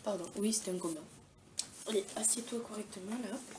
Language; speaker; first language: French; native; French